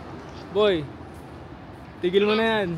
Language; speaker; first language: Filipino; native; Filipino